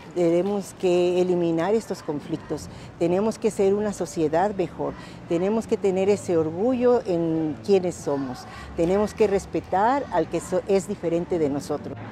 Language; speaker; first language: Spanish; native; Spanish